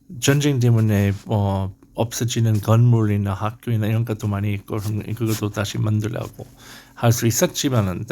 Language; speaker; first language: Korean; non-native, learner; English